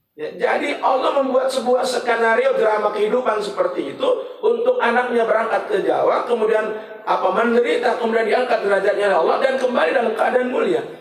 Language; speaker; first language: Indonesian; native; Indonesian